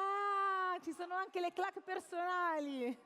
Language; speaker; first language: Italian; native; Italian